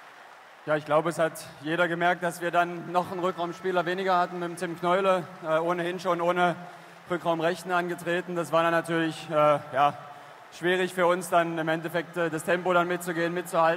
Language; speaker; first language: German; native; German